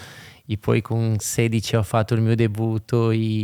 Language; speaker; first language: Italian; non-native, fluent; Portuguese